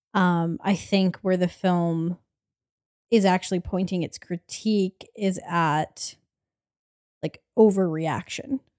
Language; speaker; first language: English; native; English